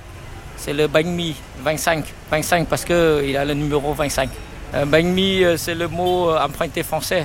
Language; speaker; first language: French; non-native, fluent; Vietnamese